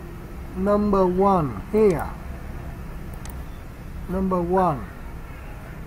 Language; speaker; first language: English; non-native, learner; Vietnamese